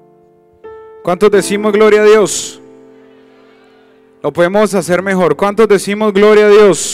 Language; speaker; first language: Spanish; native; Spanish